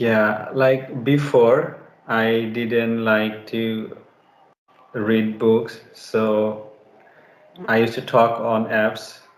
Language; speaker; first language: English; non-native, learner; Bangla